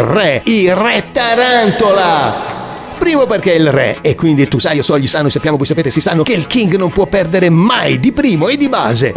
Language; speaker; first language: Italian; native; Italian